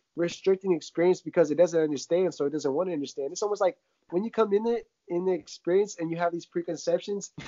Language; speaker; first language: English; early bilingual, other home language; Russian